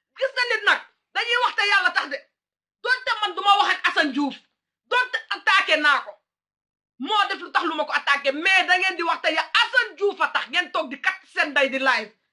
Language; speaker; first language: Wolof; early bilingual, heritage; Wolof